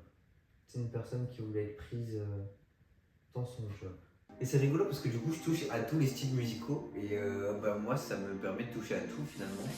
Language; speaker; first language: French; native; French